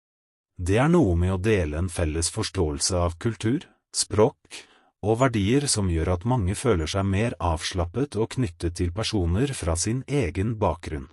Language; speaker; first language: Norwegian; non-native, fluent; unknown